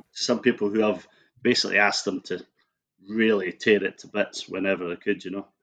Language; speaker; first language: English; native; English